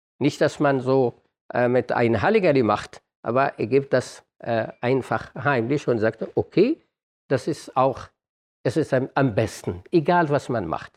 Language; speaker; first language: German; non-native, fluent; Arabic